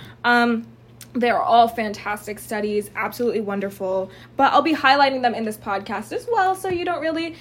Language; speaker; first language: English; native; English